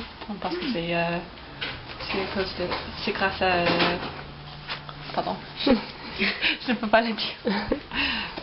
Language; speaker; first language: French; non-native, learner; English